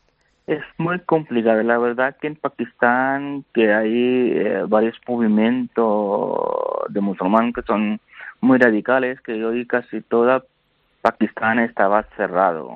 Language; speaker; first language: Spanish; non-native, learner; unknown